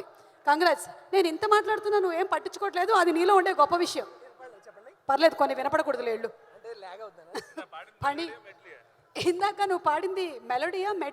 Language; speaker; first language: Telugu; native; Telugu